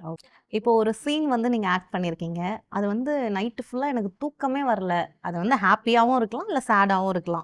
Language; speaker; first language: Tamil; native; Tamil